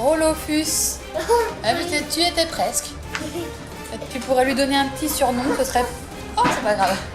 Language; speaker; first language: French; native; French